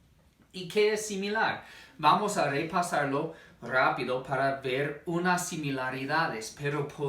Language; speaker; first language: Spanish; non-native, fluent; English